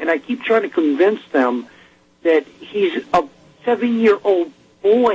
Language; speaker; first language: English; native; English